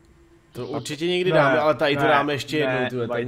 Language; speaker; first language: Czech; native; Czech